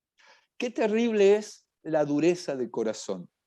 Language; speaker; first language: Spanish; native; Spanish